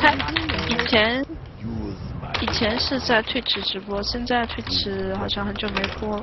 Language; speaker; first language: Chinese; native; Chinese